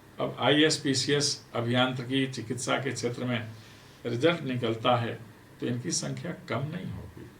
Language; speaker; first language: Hindi; native; Hindi